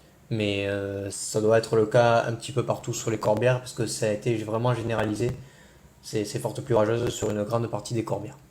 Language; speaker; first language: French; native; French